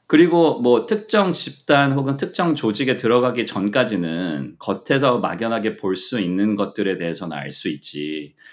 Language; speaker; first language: Korean; native; Korean